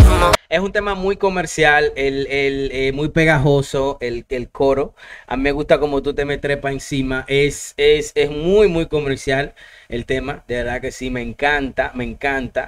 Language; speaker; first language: Spanish; native; Spanish